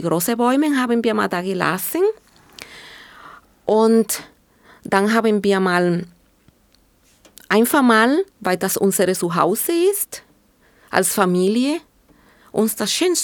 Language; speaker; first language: German; non-native, fluent; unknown